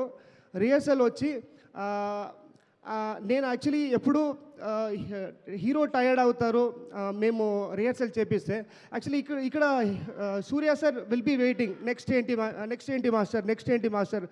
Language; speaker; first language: Telugu; non-native, learner; Kannada